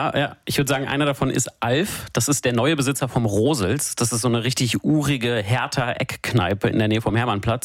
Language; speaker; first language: German; native; German